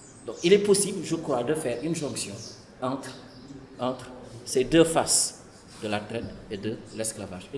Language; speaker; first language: French; non-native, local second language; Fula